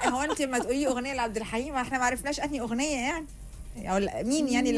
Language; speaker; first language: Arabic; native; Arabic